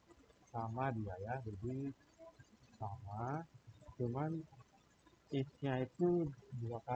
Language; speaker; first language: Indonesian; native; Indonesian